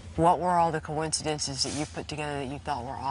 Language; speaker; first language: English; native; English